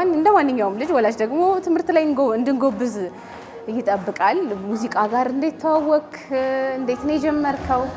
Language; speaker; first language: Amharic; native; Amharic